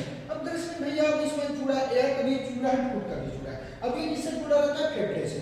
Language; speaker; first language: Hindi; non-native, local second language; Chhattisgarhi